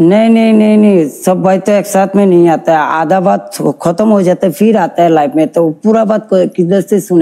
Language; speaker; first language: Hindi; non-native, learner; Bangla